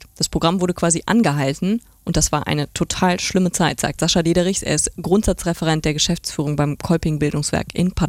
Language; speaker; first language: German; native; German